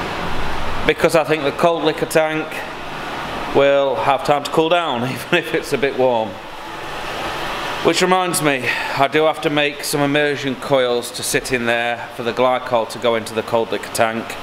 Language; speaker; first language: English; native; English